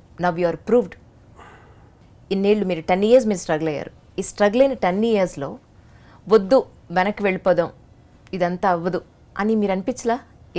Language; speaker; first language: Telugu; native; Telugu